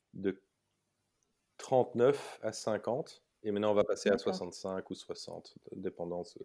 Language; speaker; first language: French; native; French